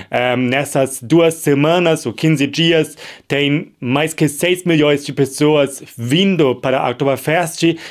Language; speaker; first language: Portuguese; non-native, fluent; German